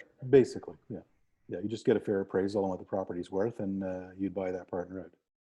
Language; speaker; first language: English; native; English